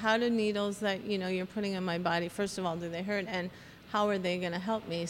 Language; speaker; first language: English; native; English